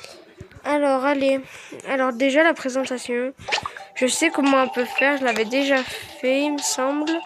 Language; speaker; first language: French; native; French